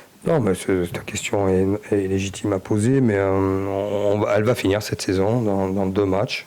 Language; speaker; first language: French; native; French